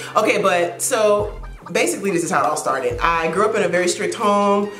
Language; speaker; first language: English; native; English